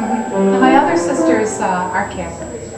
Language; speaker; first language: English; native; English